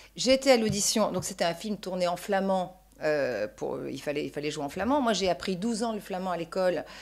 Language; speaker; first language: French; native; French